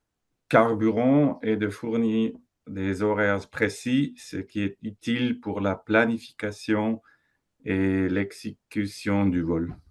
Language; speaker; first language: French; non-native, fluent; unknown